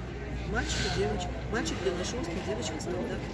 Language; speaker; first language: Russian; native; Russian